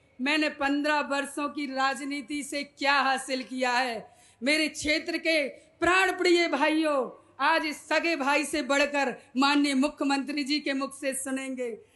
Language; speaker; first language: Hindi; native; Hindi